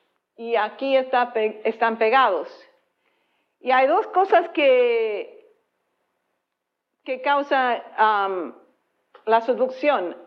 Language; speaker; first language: Spanish; non-native, fluent; English